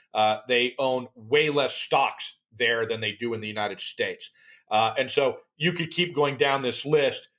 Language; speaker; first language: English; native; English